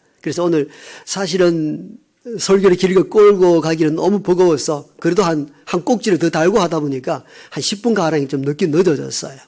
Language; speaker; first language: Korean; native; Korean